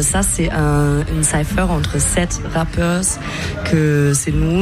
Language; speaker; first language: French; non-native, fluent; German